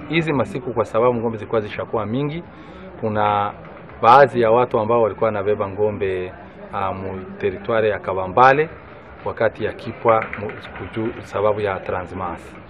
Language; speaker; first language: Swahili; non-native, local second language; Kinyarwanda